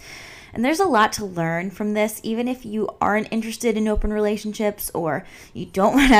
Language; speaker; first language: English; native; English